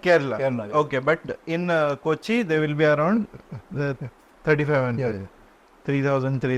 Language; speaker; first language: English; non-native, local second language; Konkani